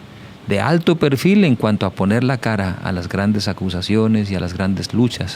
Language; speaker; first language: Spanish; native; Spanish